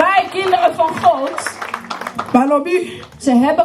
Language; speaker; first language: Dutch; non-native, learner; Lingala